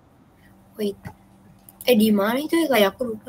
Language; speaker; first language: Indonesian; native; Indonesian